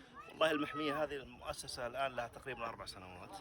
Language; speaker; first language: Arabic; native; Arabic